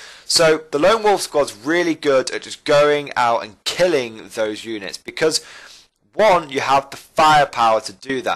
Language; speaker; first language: English; native; English